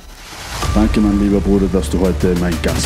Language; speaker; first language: German; native; German